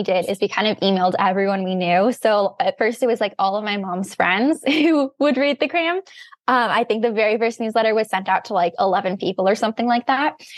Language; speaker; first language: English; native; English